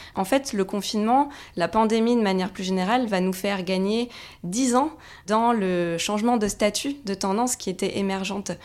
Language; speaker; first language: French; native; French